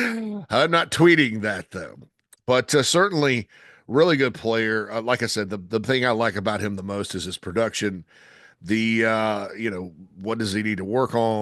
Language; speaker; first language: English; native; English